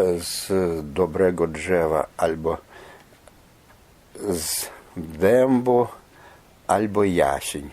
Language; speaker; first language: Polish; non-native, fluent; Belarusian